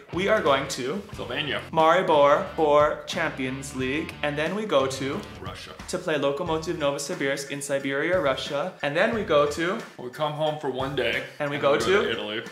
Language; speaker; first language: English; native; English